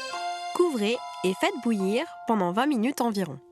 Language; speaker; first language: French; native; French